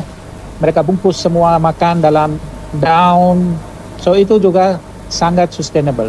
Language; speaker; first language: Indonesian; non-native, fluent; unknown